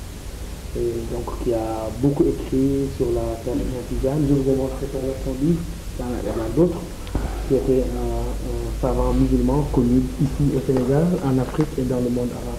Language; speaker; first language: French; non-native, local second language; Wolof